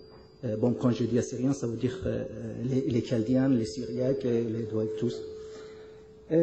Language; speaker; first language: French; non-native, learner; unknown